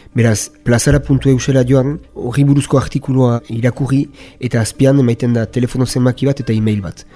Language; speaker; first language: Basque; native; Basque